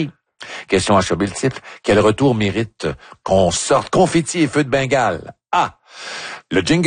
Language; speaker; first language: French; native; French